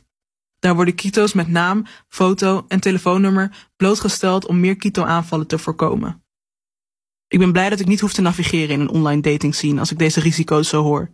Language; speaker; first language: Dutch; native; Dutch